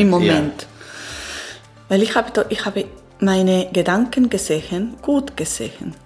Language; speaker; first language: German; non-native, learner; Italian